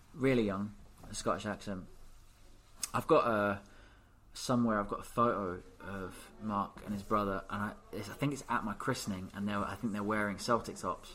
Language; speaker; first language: English; native; English